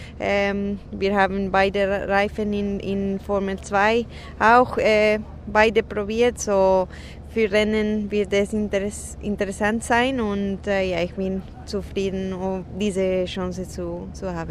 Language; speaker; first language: German; non-native, fluent; Spanish